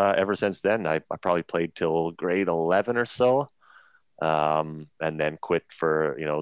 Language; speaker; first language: English; native; English